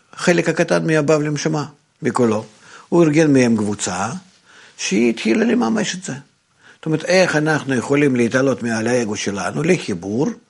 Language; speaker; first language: Hebrew; non-native, fluent; Russian